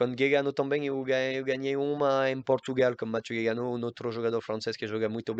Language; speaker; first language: Portuguese; non-native, learner; French